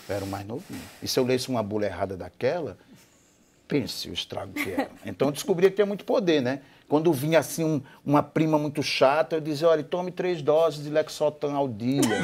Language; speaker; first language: Portuguese; native; Portuguese